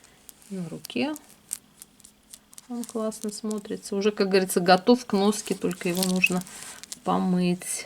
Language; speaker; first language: Russian; native; Russian